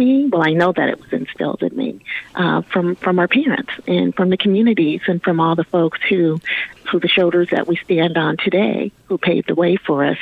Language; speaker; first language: English; native; English